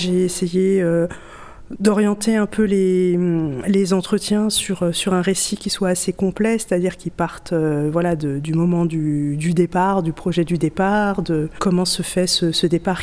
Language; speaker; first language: French; native; French